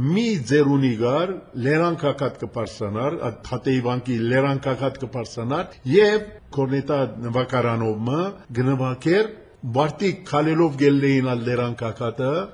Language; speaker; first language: Armenian; early bilingual, heritage; Armenian